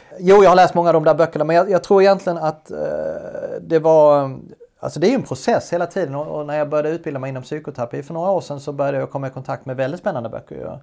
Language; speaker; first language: Swedish; native; Swedish